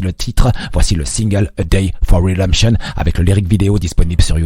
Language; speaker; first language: French; native; French